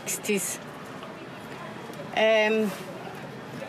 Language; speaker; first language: English; non-native, local second language; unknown